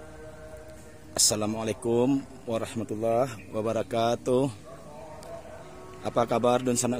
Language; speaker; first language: Indonesian; native; Indonesian